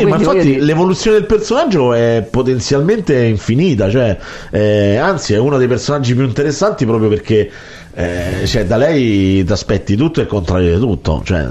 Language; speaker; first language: Italian; native; Italian